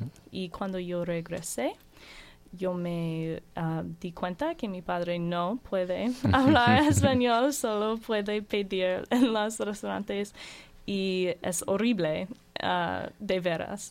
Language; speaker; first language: Spanish; non-native, learner; English